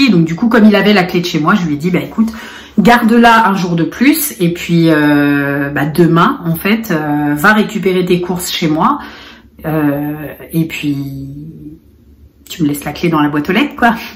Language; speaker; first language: French; native; French